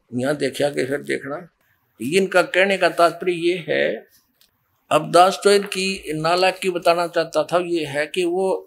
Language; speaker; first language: Hindi; native; Hindi